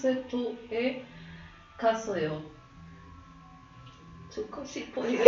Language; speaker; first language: Korean; non-native, learner; Spanish